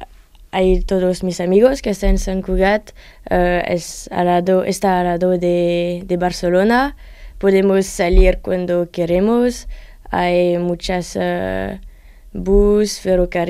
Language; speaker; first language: Spanish; non-native, learner; French